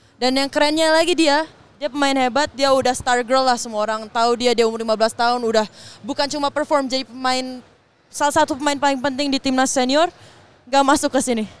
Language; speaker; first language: Indonesian; native; Indonesian